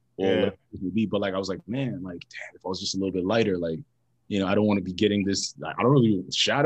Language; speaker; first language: English; non-native, local second language; Yoruba